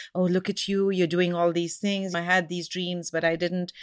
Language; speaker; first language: English; non-native, local second language; Hindi